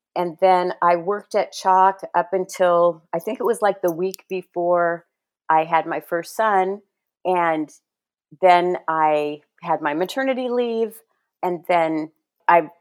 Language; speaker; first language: English; early bilingual, other home language; Spanish